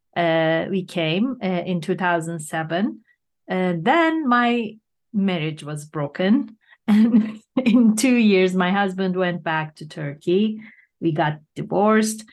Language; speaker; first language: English; non-native, fluent; Turkish